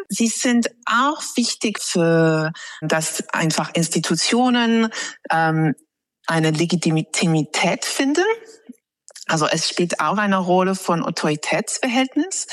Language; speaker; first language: German; non-native, fluent; English